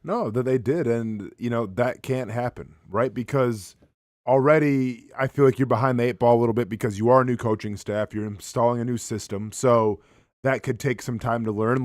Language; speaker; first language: English; native; English